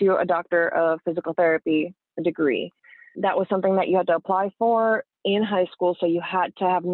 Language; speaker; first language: English; native; English